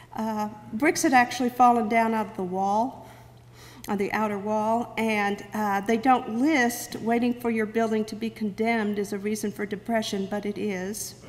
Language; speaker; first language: English; native; English